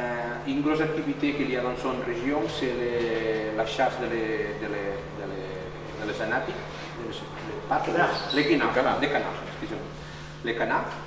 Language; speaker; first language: French; non-native, learner; Catalan